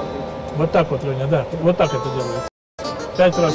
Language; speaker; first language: Russian; native; Russian